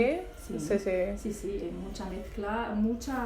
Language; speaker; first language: Spanish; non-native, local second language; Arabic